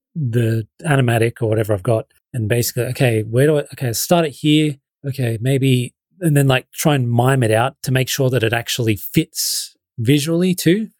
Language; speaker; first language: English; native; English